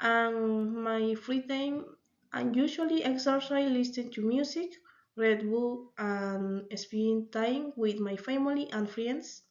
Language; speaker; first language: English; non-native, learner; Spanish